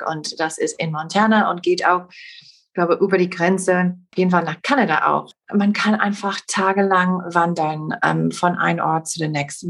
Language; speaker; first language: German; non-native, fluent; English